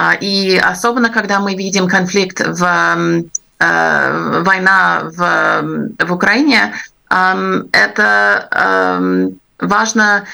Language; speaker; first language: Russian; non-native, fluent; English